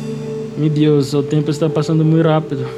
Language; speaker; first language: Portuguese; non-native, learner; Spanish